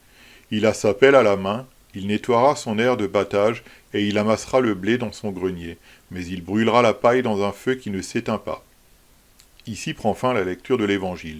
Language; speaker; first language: French; native; French